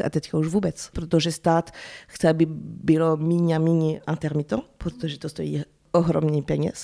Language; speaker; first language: Czech; early bilingual, heritage; French